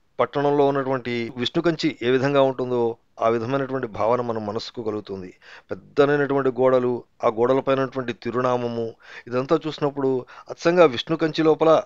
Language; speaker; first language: Telugu; native; Telugu